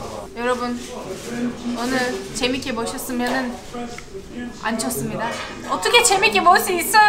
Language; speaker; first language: Korean; non-native, fluent; Turkish